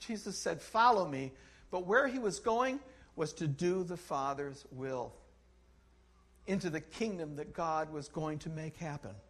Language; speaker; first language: English; native; English